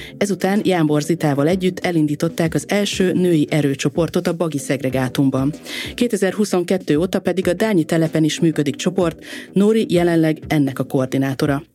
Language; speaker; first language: Hungarian; native; Hungarian